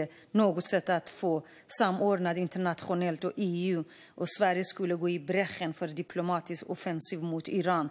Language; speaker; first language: Swedish; non-native, fluent; Kurdish